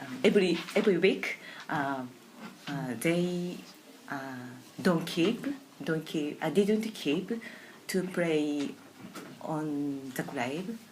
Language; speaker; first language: English; non-native, learner; Japanese